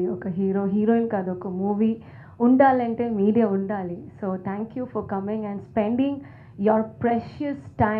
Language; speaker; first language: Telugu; non-native, learner; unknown